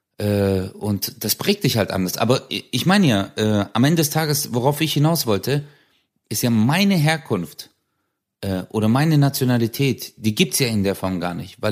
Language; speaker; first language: German; early bilingual, other home language; Turkish